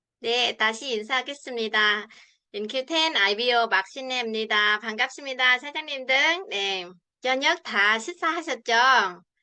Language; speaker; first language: Korean; non-native, fluent; Vietnamese